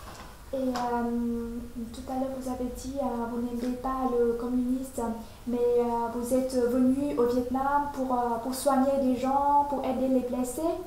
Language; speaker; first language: French; non-native, fluent; Vietnamese